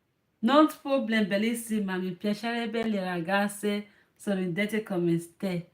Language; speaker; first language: Italian; non-native, learner; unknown